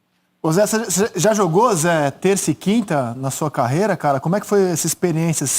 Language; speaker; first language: Portuguese; native; Portuguese